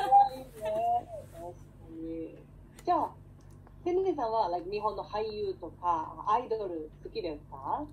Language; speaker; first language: Japanese; native; Japanese